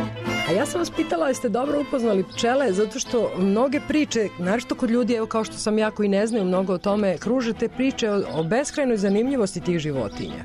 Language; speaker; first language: Serbian; native; Serbian